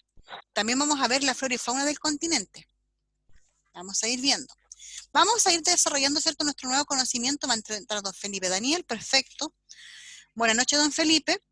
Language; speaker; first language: Spanish; native; Spanish